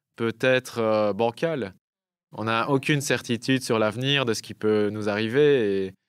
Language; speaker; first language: French; native; French